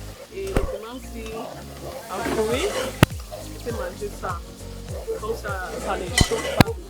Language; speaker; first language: French; non-native, local second language; English